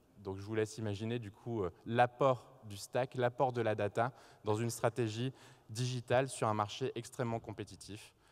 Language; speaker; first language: French; native; French